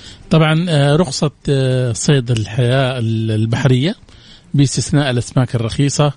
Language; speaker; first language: Arabic; native; Arabic